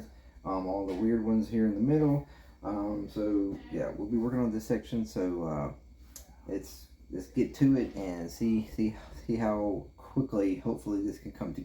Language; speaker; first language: English; native; English